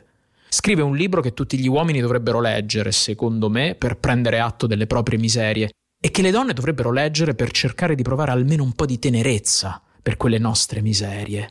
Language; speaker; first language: Italian; native; Italian